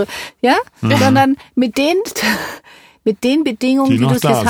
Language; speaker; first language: German; native; German